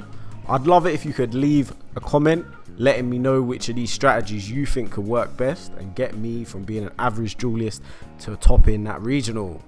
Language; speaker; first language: English; native; English